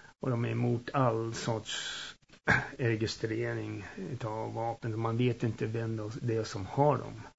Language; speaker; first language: Swedish; early bilingual, heritage; Swedish